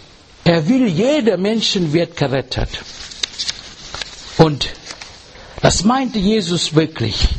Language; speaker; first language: German; non-native, fluent; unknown